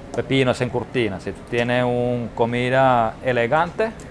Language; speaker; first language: Spanish; non-native, learner; Finnish